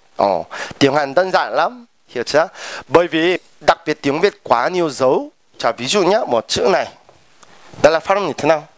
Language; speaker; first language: Vietnamese; non-native, fluent; Korean